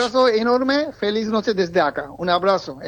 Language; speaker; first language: Spanish; non-native, fluent; Bangla